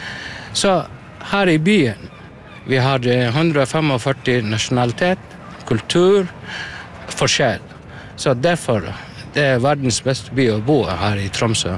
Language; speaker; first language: Norwegian; non-native, learner; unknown